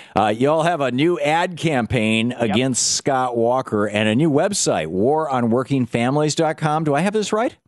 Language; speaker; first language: English; native; English